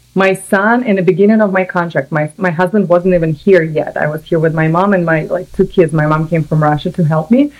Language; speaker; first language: English; non-native, fluent; Russian